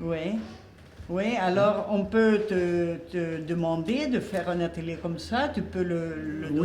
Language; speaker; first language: French; non-native, fluent; Spanish